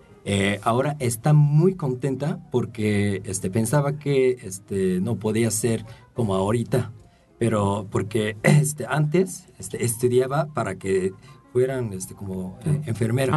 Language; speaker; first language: Spanish; non-native, fluent; Japanese